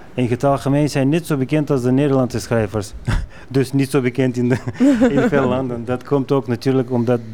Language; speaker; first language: Dutch; non-native, fluent; Bulgarian